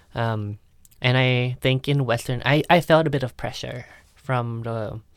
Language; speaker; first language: English; early bilingual, other home language; Thai